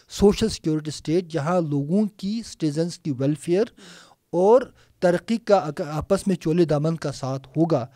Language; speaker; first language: Urdu; non-native, local second language; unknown